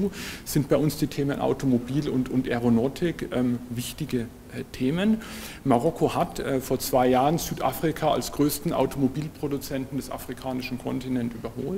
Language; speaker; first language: German; native; German